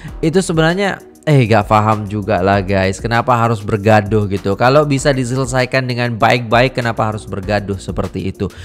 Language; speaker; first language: Indonesian; native; Indonesian